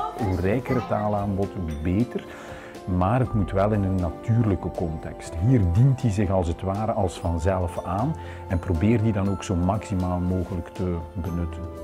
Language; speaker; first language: Dutch; native; Dutch